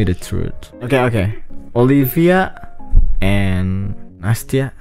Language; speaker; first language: English; non-native, fluent; Indonesian